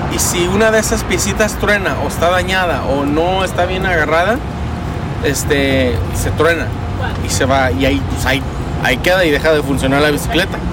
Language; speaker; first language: Spanish; early bilingual, heritage; Spanish